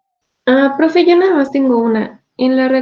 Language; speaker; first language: Spanish; native; Spanish